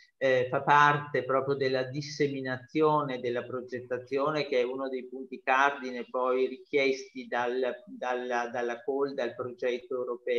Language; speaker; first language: Italian; native; Italian